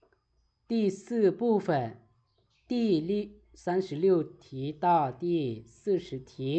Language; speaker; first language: Chinese; non-native, fluent; Lao